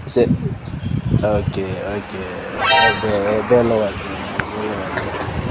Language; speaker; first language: Italian; non-native, learner; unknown